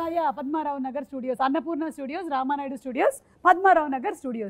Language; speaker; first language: Telugu; native; Telugu